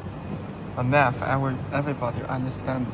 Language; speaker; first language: English; non-native, learner; Chinese